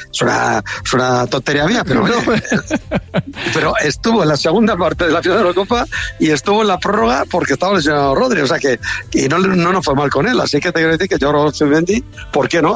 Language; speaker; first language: Spanish; native; Spanish